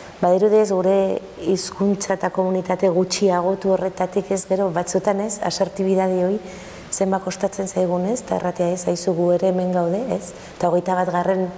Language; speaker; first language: Basque; native; Basque